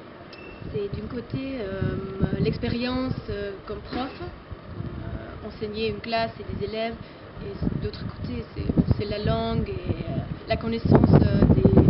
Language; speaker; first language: French; non-native, fluent; German